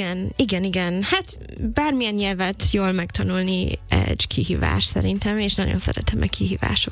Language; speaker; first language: Hungarian; non-native, fluent; English